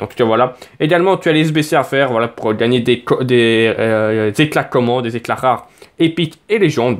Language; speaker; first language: French; native; French